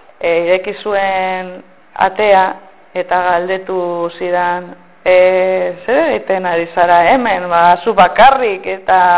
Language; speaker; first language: Basque; non-native, local second language; Spanish